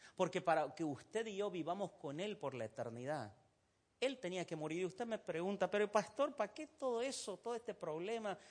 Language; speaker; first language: Spanish; non-native, fluent; Arabic